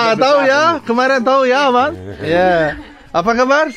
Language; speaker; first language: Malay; non-native, learner; Turkish